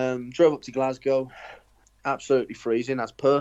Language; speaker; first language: English; native; English